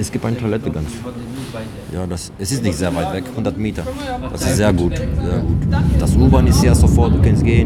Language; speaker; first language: German; non-native, learner; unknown